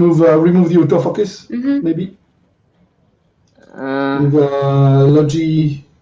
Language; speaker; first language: English; non-native, fluent; Spanish